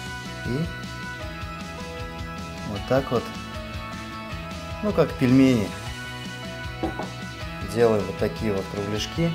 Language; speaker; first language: Russian; native; Russian